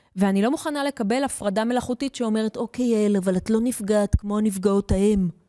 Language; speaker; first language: Hebrew; early bilingual, heritage; Hebrew